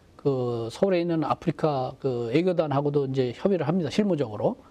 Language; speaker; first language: Korean; native; Korean